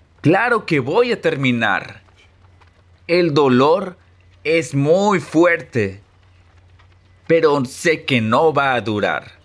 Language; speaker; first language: Spanish; early bilingual, heritage; Spanish